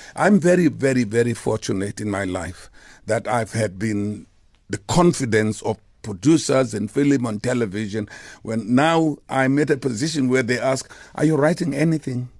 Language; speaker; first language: English; non-native, local second language; Xhosa